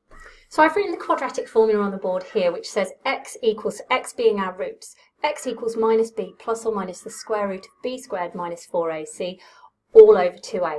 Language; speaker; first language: English; native; English